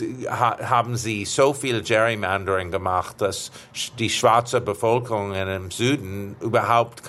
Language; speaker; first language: German; non-native, fluent; English